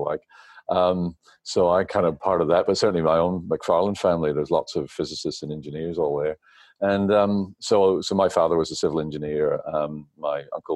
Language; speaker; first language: English; native; English